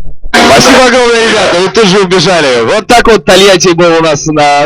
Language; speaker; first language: Russian; native; Russian